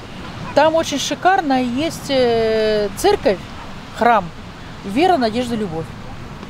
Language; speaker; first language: Russian; native; Russian